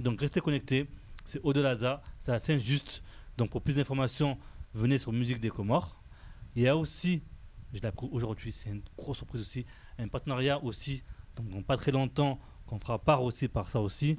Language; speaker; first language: French; native; French